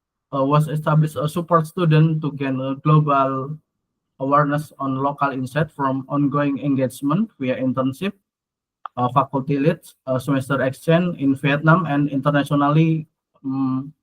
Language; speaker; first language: English; non-native, learner; Indonesian